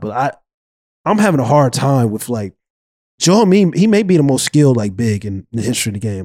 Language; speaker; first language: English; native; English